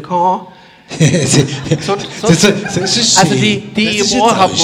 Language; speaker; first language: German; native; German